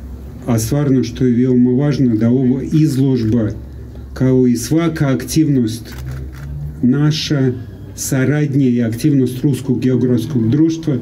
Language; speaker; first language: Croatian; non-native, fluent; Russian